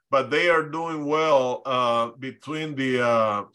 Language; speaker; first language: English; non-native, fluent; Spanish